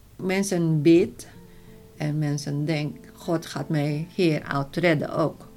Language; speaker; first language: Dutch; non-native, fluent; Filipino